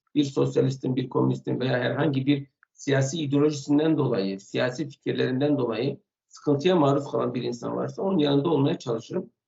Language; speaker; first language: Turkish; non-native, local second language; Kurdish